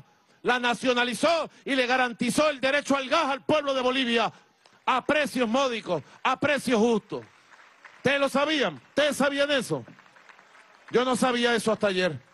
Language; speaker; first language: Spanish; native; Spanish